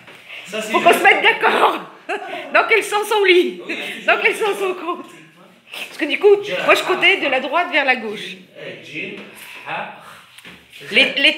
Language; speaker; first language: French; native; French